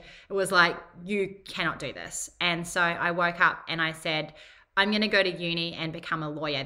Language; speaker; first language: English; native; English